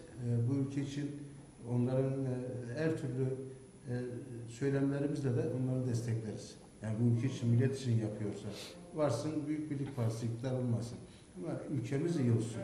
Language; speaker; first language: Turkish; native; Turkish